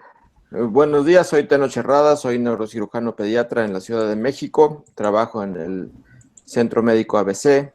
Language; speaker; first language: Spanish; native; Spanish